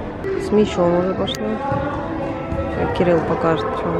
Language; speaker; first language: Russian; native; Russian